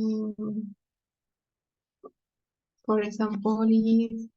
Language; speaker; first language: English; non-native, learner; Spanish